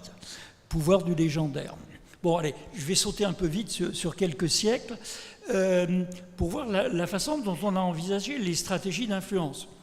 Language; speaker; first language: French; native; French